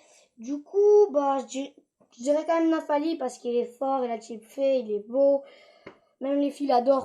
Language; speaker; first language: French; native; French